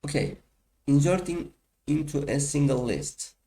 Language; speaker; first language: English; non-native, fluent; Turkish